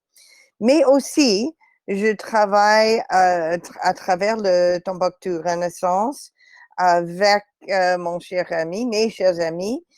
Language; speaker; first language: French; non-native, fluent; English